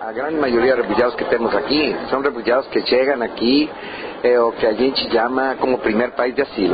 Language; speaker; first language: Portuguese; non-native, fluent; Spanish